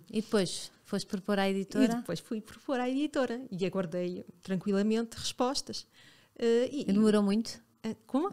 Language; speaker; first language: Portuguese; native; Portuguese